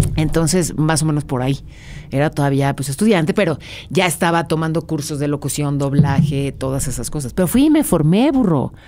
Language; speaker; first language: Spanish; native; Spanish